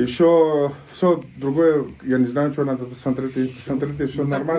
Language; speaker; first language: Russian; non-native, learner; Urdu